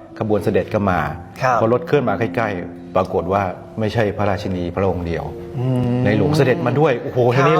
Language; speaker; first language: Thai; native; Thai